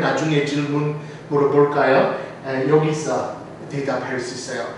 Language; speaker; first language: Korean; non-native, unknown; English